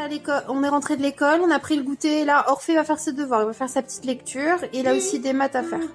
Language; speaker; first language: French; native; French